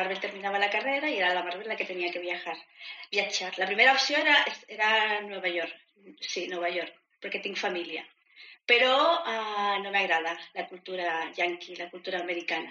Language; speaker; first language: Catalan; non-native, fluent; Spanish